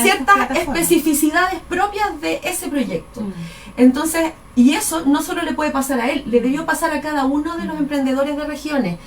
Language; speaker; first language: Spanish; native; Spanish